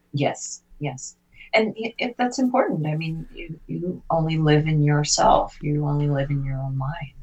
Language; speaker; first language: English; native; English